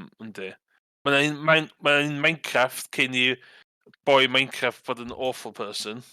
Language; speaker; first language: Welsh; native; Welsh